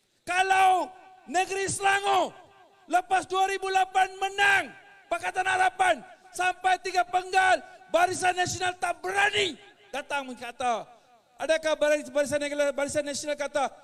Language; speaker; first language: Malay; non-native, local second language; Tamil